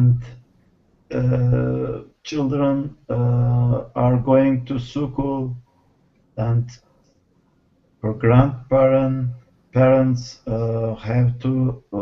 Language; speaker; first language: English; non-native, learner; Turkish